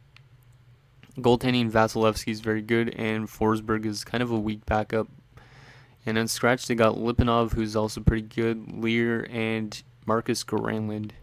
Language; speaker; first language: English; native; English